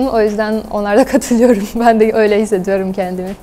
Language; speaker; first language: Turkish; non-native, fluent; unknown